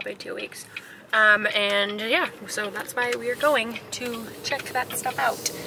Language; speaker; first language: English; native; English